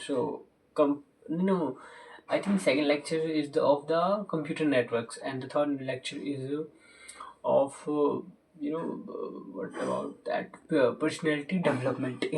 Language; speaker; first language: English; non-native, local second language; Hindi